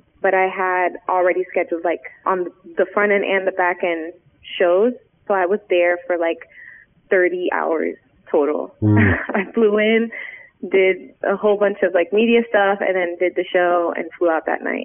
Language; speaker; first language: English; native; English